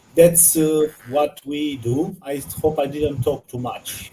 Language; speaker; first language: English; non-native, learner; Romanian